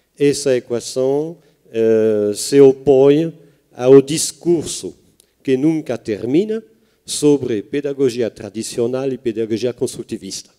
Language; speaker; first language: Portuguese; non-native, fluent; French